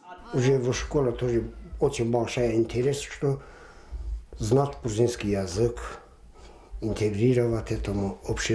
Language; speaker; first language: Russian; non-native, local second language; Azerbaijani